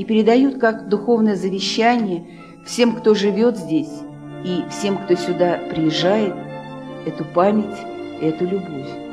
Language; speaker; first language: Russian; native; Russian